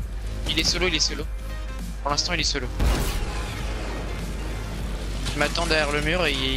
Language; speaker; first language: French; native; French